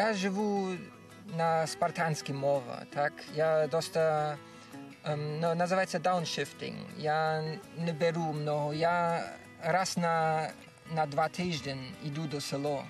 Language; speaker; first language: Ukrainian; non-native, learner; German